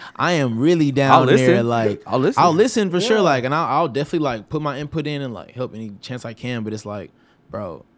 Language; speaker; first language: English; native; English